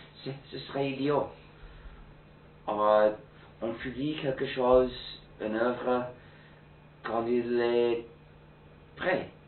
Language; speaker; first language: French; non-native, fluent; English